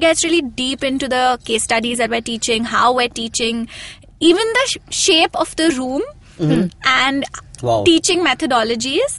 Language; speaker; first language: English; non-native, local second language; Hindi